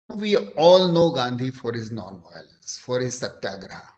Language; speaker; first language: English; non-native, local second language; Marathi